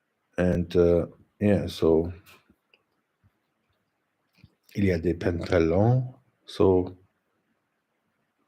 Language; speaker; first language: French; non-native, learner; English